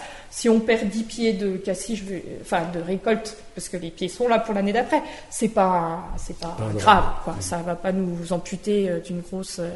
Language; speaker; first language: French; native; French